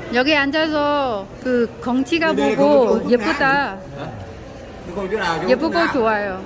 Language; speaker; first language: Korean; non-native, learner; Vietnamese